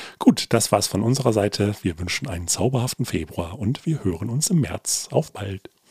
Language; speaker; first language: German; native; German